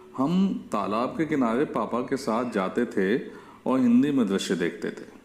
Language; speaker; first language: Hindi; native; Hindi